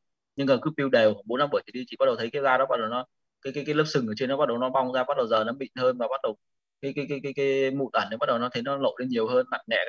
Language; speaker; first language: Vietnamese; native; Vietnamese